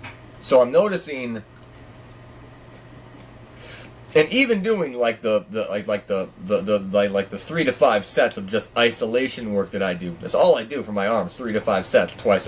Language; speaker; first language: English; native; English